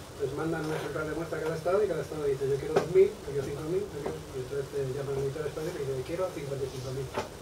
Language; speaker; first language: Spanish; native; Spanish